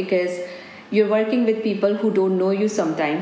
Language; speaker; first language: English; non-native, local second language; Hindi